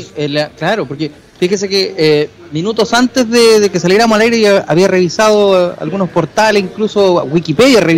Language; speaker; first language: Spanish; native; Spanish